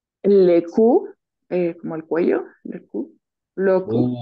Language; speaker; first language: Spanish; native; Spanish